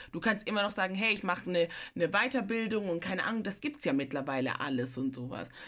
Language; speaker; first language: German; early bilingual, other home language; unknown